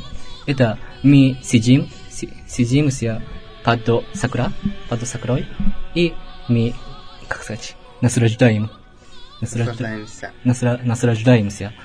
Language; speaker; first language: Russian; non-native, learner; Japanese